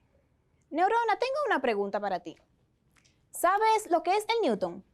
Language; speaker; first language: Spanish; native; Spanish